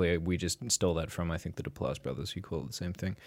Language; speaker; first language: English; native; English